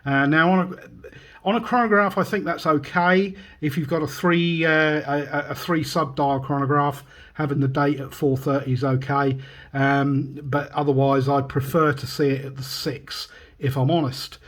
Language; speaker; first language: English; native; English